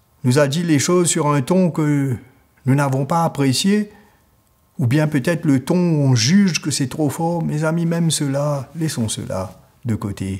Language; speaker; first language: French; native; French